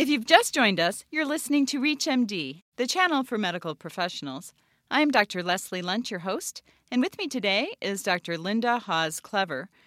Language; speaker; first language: English; native; English